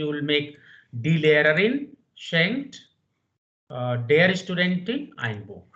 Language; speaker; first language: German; non-native, fluent; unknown